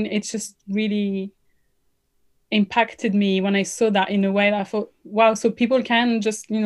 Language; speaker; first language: English; non-native, fluent; French